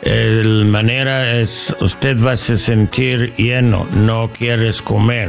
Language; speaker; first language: Spanish; non-native, learner; English